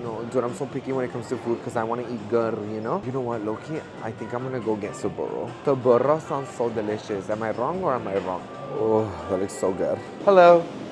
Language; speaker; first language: English; early bilingual, other home language; Spanish